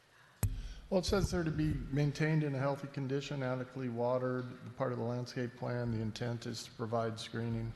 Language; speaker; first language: English; native; English